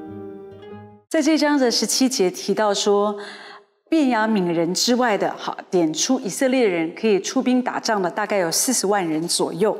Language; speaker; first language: Chinese; native; Chinese